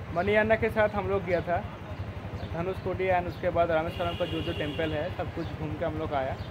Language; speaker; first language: Hindi; non-native, local second language; Bangla